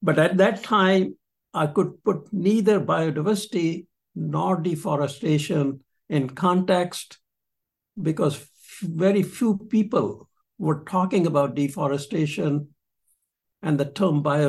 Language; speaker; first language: English; non-native, local second language; Punjabi